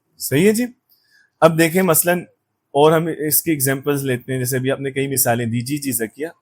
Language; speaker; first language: Urdu; native; Urdu